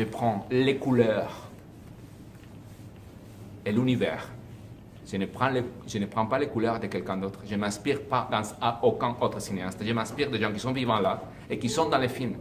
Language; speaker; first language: French; non-native, fluent; Spanish